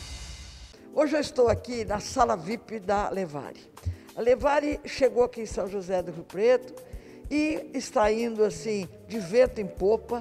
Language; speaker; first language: Portuguese; native; Portuguese